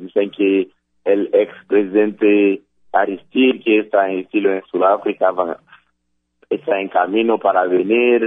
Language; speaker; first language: Spanish; non-native, fluent; Haitian Creole